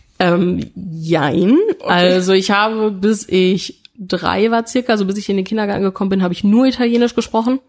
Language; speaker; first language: German; early bilingual, other home language; Italian